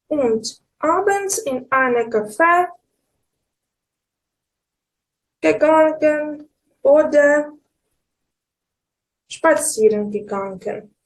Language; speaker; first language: German; non-native, fluent; Ukrainian